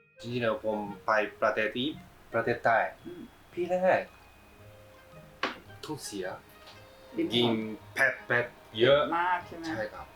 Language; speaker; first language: Thai; non-native, learner; Japanese